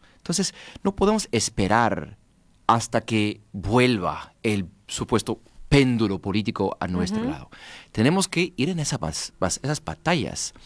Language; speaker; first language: Spanish; non-native, fluent; English